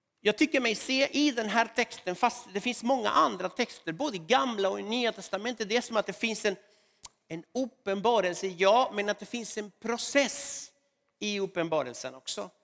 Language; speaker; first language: Swedish; non-native, fluent; Spanish